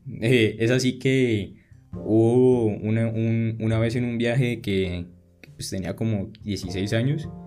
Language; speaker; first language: Spanish; native; Spanish